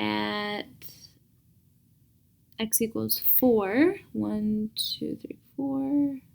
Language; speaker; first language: English; native; English